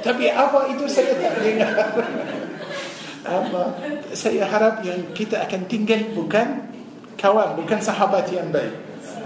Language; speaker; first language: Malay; non-native, fluent; Arabic